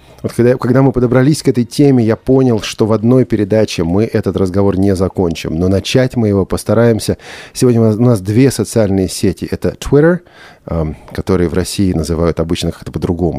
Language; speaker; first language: Russian; native; Russian